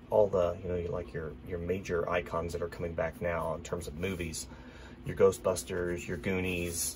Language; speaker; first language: English; native; English